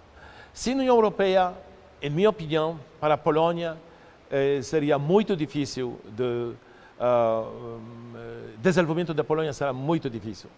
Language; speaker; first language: Portuguese; non-native, fluent; Polish